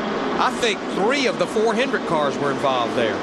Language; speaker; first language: English; native; English